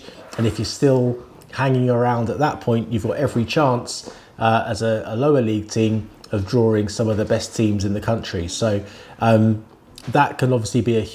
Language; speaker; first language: English; native; English